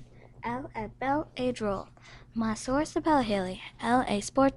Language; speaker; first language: French; non-native, learner; English